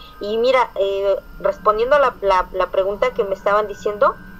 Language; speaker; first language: Spanish; native; Spanish